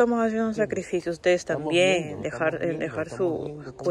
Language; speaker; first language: Spanish; native; Spanish